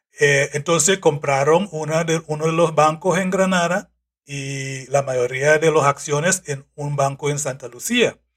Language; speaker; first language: Spanish; non-native, fluent; English